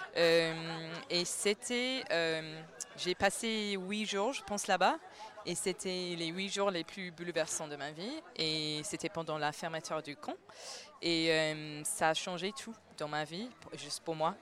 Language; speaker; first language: French; non-native, fluent; English